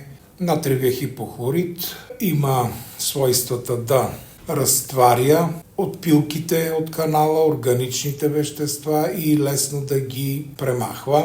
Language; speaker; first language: Bulgarian; native; Bulgarian